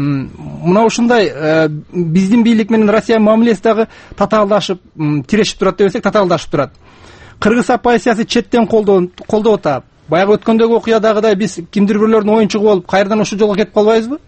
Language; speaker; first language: Kyrgyz; native; Kyrgyz